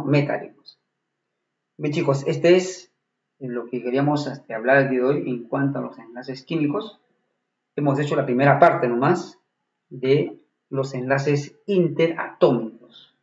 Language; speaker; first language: Spanish; native; Spanish